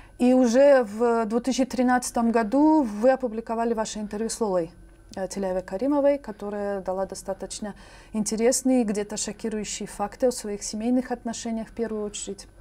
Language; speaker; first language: Russian; non-native, local second language; Tajik